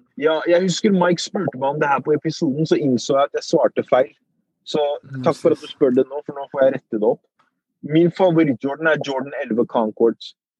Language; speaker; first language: Norwegian; early bilingual, other home language; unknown